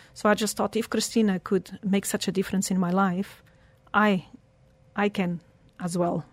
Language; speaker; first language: English; non-native, fluent; Portuguese